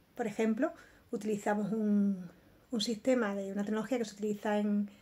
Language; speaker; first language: Spanish; native; Spanish